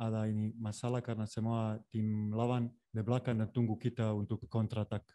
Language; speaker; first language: Indonesian; non-native, fluent; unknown